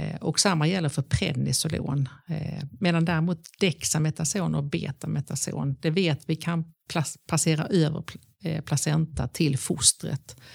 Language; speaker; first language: Swedish; native; Swedish